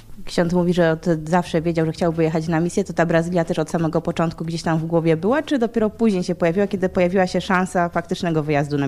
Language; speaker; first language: Polish; native; Polish